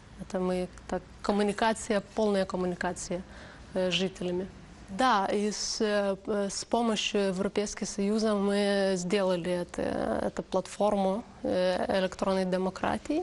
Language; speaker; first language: Russian; non-native, learner; Lithuanian